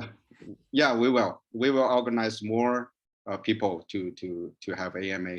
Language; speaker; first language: English; non-native, learner; Chinese